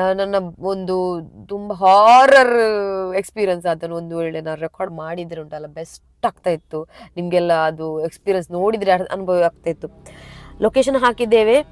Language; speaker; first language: Kannada; non-native, local second language; Tulu